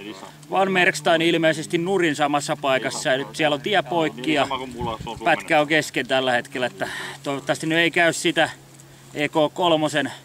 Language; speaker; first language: Finnish; native; Finnish